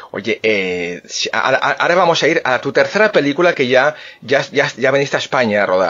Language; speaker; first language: Spanish; native; Spanish